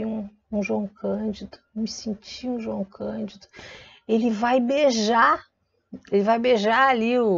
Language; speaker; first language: Portuguese; native; Portuguese